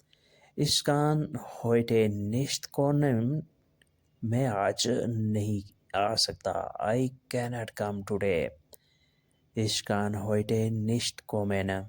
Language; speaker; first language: German; non-native, learner; Urdu